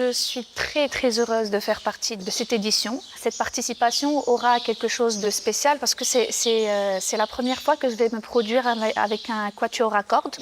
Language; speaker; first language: French; non-native, local second language; Arabic